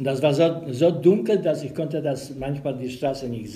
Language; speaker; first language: German; non-native, learner; Polish